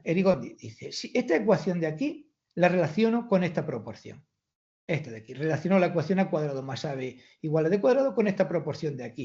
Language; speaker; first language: Spanish; native; Spanish